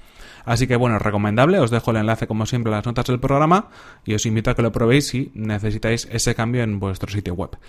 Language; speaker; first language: Spanish; native; Spanish